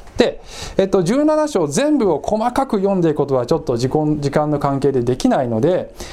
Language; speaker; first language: Japanese; native; Japanese